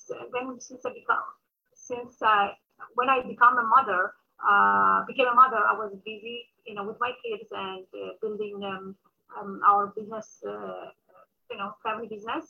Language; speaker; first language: English; non-native, fluent; Amharic